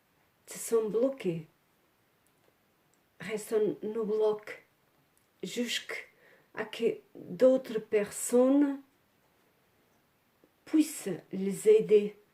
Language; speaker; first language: French; non-native, learner; Portuguese